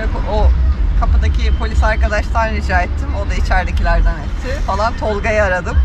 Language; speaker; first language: Turkish; native; Turkish